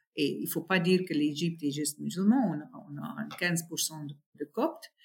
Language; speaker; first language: French; non-native, fluent; English